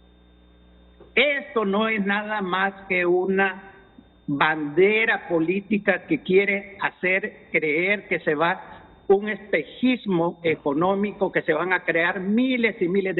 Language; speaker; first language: Spanish; native; Spanish